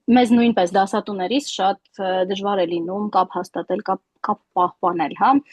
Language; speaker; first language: Armenian; native; Armenian